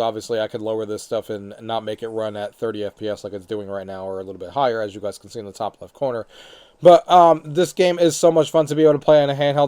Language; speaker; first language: English; native; English